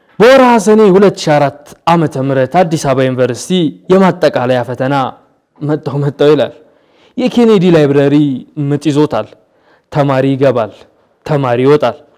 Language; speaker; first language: Amharic; native; Amharic